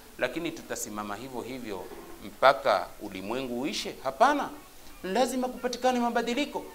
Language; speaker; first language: Swahili; native; Swahili